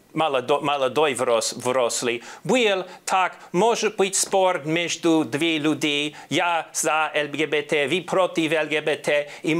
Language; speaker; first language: Russian; non-native, learner; English